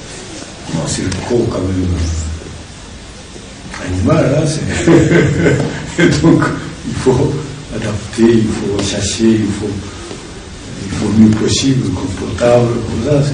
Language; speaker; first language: French; non-native, learner; Japanese